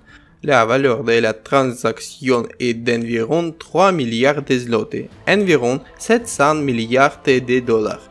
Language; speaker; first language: French; non-native, fluent; Ukrainian